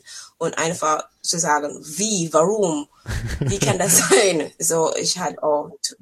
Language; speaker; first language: German; non-native, fluent; English